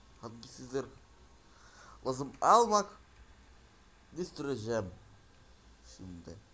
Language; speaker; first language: Turkish; non-native, learner; Russian